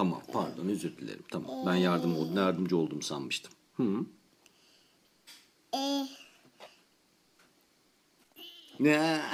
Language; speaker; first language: Turkish; native; Turkish